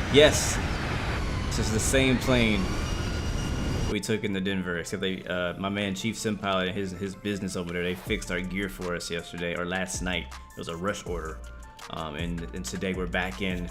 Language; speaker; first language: English; native; English